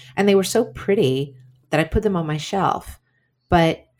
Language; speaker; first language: English; native; English